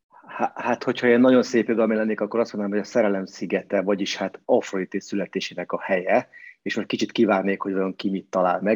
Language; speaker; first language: Hungarian; native; Hungarian